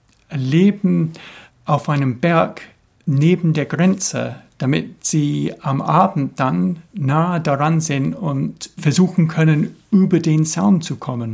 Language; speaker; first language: German; non-native, fluent; English